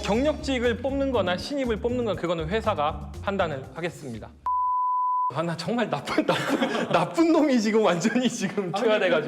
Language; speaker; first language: Korean; native; Korean